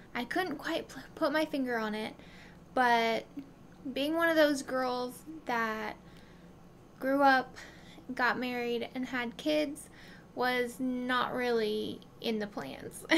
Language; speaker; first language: English; native; English